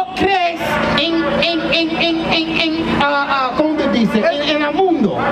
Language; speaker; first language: Spanish; non-native, learner; English